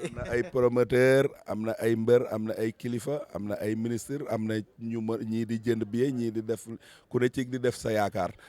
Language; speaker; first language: Wolof; native; Wolof